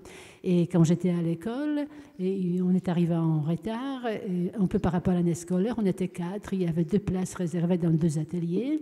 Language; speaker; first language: French; non-native, fluent; Polish